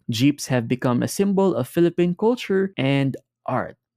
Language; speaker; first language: English; non-native, local second language; Filipino